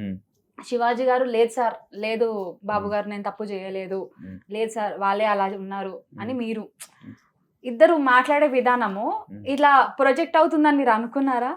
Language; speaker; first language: Telugu; native; Telugu